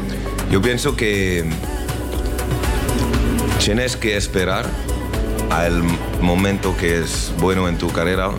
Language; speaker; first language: Spanish; non-native, learner; French